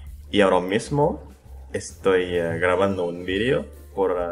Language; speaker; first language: Spanish; non-native, learner; Indonesian